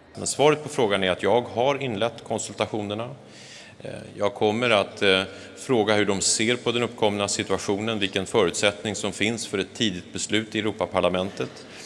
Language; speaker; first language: Swedish; native; Swedish